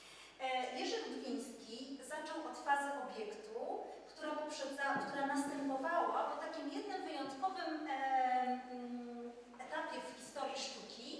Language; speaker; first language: Polish; native; Polish